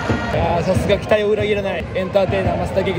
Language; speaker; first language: Japanese; native; Japanese